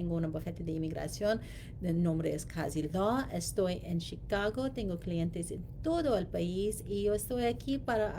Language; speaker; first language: Spanish; non-native, learner; English